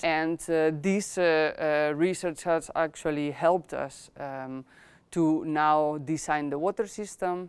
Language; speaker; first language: English; non-native, fluent; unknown